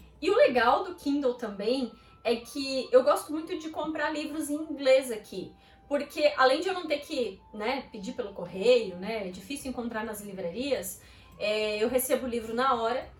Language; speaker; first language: Portuguese; native; Portuguese